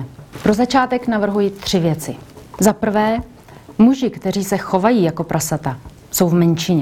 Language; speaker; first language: Czech; native; Czech